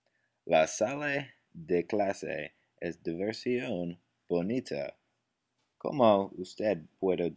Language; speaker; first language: Spanish; non-native, learner; English